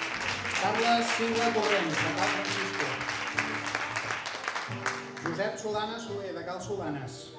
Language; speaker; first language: Catalan; native; Catalan